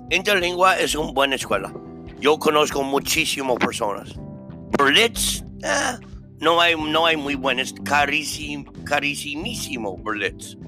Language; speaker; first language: Spanish; non-native, learner; English